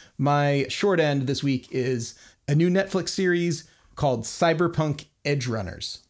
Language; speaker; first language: English; native; English